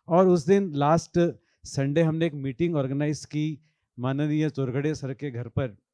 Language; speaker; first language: Hindi; non-native, local second language; Marathi